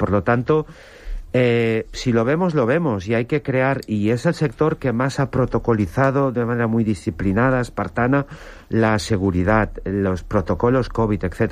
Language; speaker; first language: Spanish; native; Spanish